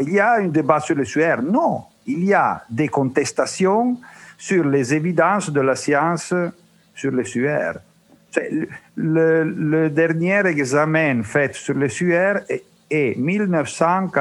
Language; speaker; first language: French; non-native, learner; Italian